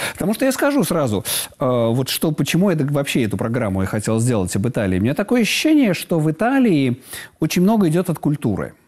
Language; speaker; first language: Russian; native; Russian